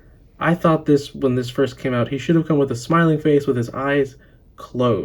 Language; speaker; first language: English; native; English